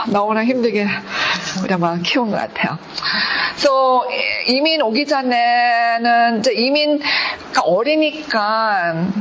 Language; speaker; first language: Korean; early bilingual, heritage; Korean